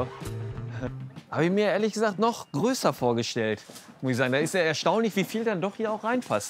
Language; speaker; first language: German; native; German